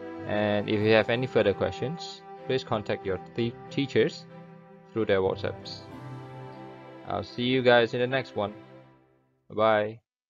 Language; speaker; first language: English; non-native, fluent; Indonesian